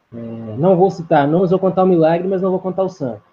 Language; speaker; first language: Portuguese; native; Portuguese